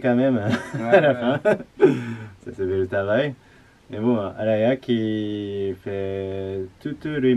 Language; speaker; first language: French; non-native, learner; Japanese